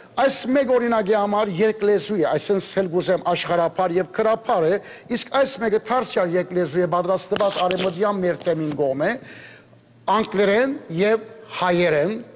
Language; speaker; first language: Armenian; early bilingual, heritage; Armenian